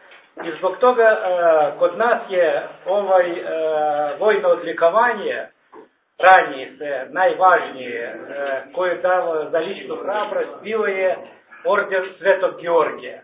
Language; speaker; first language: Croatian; non-native, learner; Russian